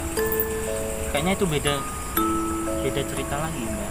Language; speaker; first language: Indonesian; native; Indonesian